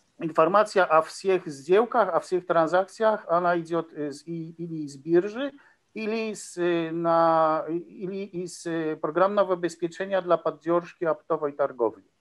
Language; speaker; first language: Russian; non-native, learner; Polish